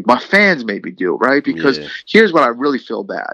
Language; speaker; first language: English; native; English